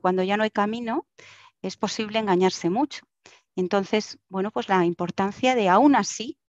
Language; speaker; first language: Spanish; native; Spanish